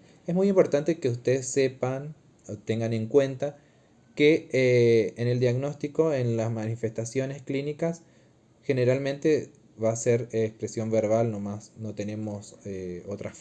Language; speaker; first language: Spanish; native; Spanish